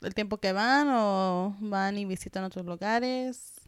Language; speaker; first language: Spanish; early bilingual, heritage; Spanish